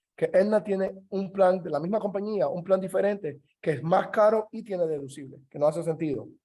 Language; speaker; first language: Spanish; early bilingual, heritage; Spanish